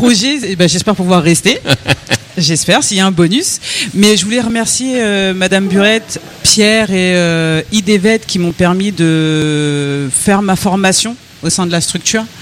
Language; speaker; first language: French; native; French